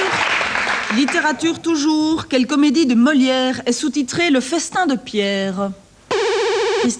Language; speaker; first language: French; native; French